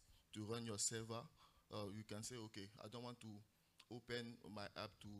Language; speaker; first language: English; non-native, local second language; French